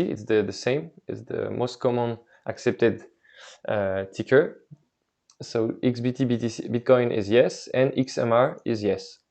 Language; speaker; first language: English; non-native, fluent; French